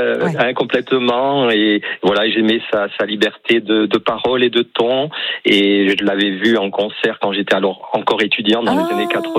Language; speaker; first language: French; native; French